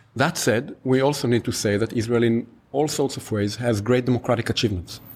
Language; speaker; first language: English; non-native, fluent; Hebrew